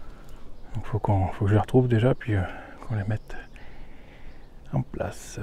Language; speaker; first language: French; native; French